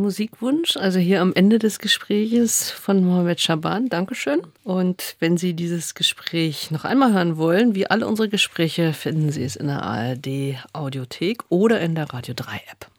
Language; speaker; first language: German; native; German